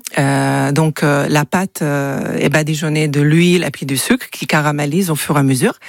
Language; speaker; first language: French; non-native, fluent; Hungarian